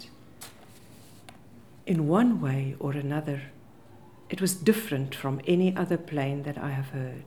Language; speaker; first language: English; non-native, local second language; Afrikaans